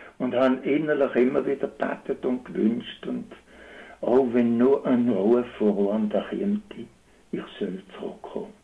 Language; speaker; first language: German; native; German